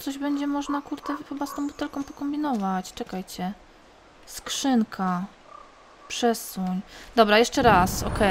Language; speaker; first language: Polish; native; Polish